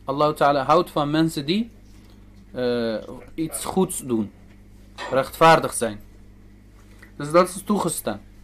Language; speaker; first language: Dutch; early bilingual, other home language; Turkish